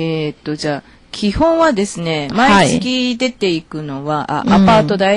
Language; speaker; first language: Japanese; native; Japanese